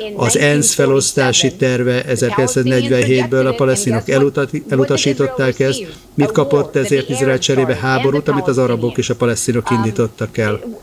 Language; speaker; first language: Hungarian; early bilingual, heritage; Hebrew